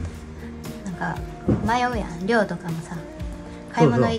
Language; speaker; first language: Japanese; native; Japanese